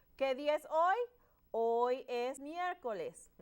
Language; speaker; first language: Spanish; non-native, learner; English